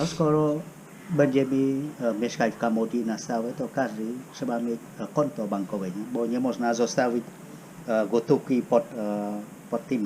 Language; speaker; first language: Polish; non-native, fluent; Khmer